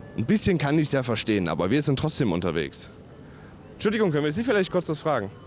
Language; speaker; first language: German; native; German